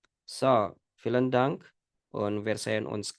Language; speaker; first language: German; non-native, fluent; Indonesian